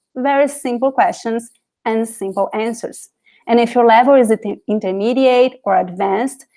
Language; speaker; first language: English; non-native, fluent; Portuguese